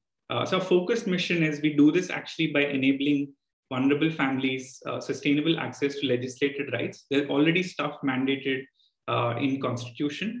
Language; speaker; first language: English; non-native, local second language; Telugu